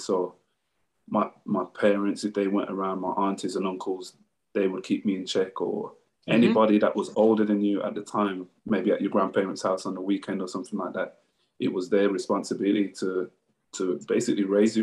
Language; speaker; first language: English; native; English